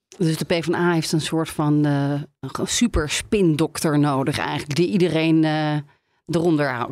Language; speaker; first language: Dutch; native; Dutch